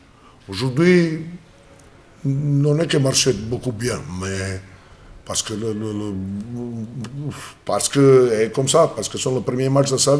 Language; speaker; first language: French; non-native, learner; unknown